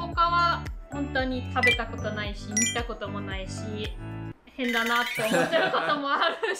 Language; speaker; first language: Japanese; non-native, fluent; German